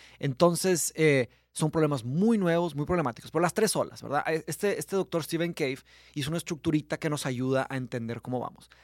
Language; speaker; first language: Spanish; early bilingual, other home language; Portuguese